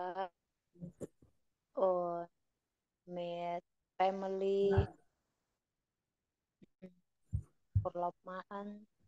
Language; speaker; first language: German; non-native, learner; Indonesian